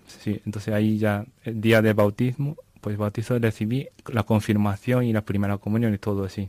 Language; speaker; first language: Spanish; non-native, fluent; Japanese